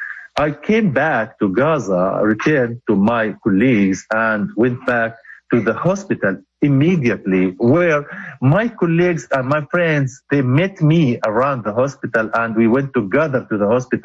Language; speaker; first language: English; non-native, local second language; Arabic